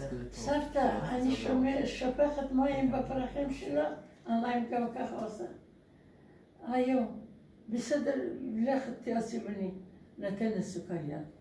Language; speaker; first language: Hebrew; non-native, learner; Russian